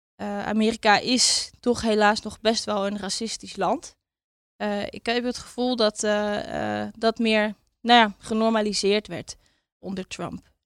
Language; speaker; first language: Dutch; native; Dutch